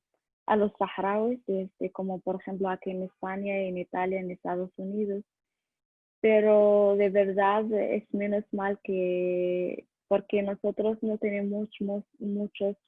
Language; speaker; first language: Spanish; non-native, learner; Arabic